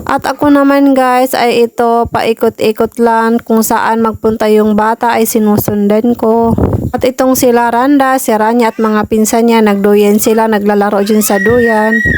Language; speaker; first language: Filipino; non-native, local second language; Cebuano